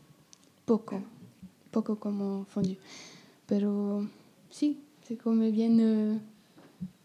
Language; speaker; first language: Spanish; non-native, learner; French